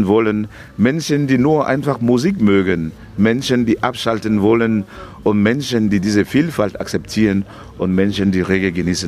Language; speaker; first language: German; non-native, fluent; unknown